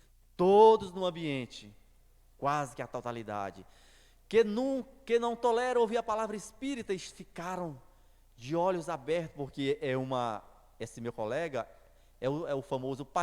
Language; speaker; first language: Portuguese; native; Portuguese